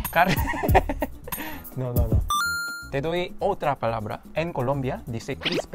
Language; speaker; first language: Spanish; non-native, fluent; Korean